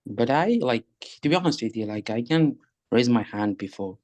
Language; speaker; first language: English; non-native, learner; Bangla